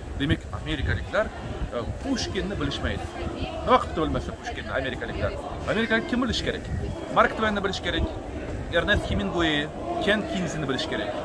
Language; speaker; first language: Uzbek; non-native, local second language; Russian